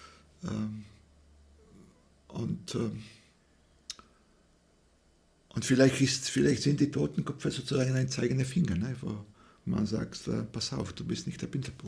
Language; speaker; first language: German; non-native, fluent; Slovak